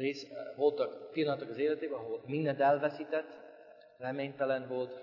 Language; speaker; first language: Hungarian; non-native, fluent; English